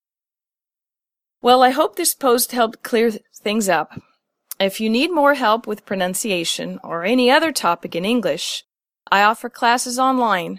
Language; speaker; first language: English; native; English